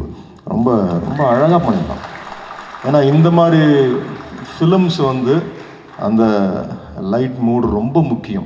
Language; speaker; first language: Tamil; native; Tamil